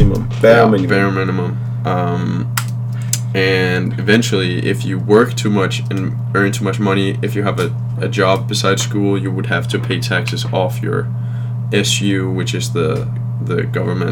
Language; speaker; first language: English; non-native, fluent; Danish